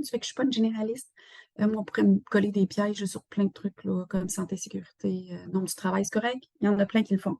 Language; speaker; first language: French; native; French